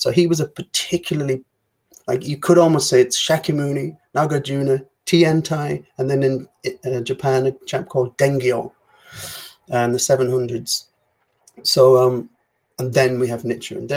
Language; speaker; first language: English; native; English